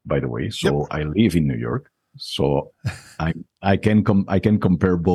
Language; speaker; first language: English; non-native, fluent; Spanish